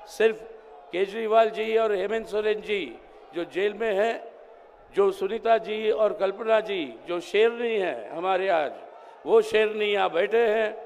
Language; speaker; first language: Hindi; non-native, local second language; Telugu